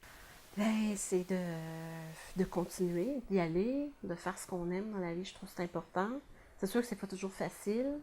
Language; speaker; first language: French; native; French